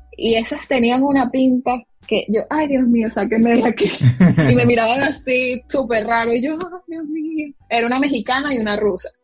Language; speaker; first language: Spanish; native; Spanish